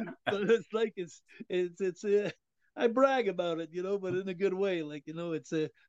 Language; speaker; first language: English; native; English